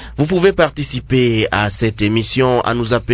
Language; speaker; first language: French; non-native, local second language; Swahili